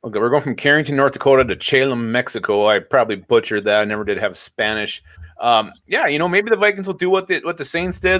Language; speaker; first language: English; native; English